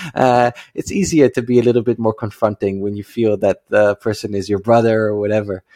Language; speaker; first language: English; non-native, fluent; Dutch